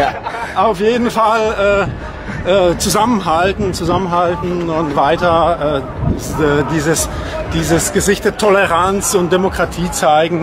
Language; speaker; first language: German; native; German